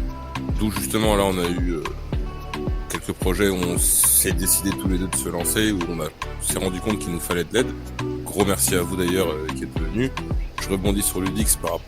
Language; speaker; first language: French; native; French